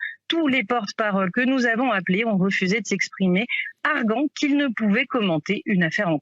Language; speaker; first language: French; native; French